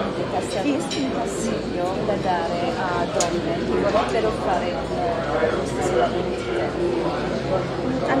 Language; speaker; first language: Italian; non-native, fluent; French